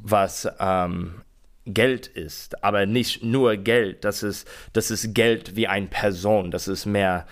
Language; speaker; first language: German; non-native, learner; English